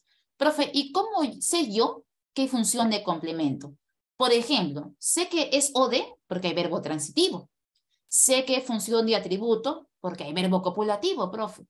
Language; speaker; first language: Spanish; native; Spanish